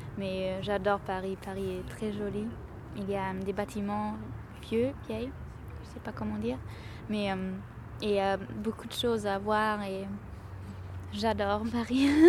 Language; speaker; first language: French; non-native, learner; German